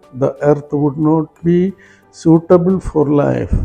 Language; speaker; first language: English; non-native, local second language; Malayalam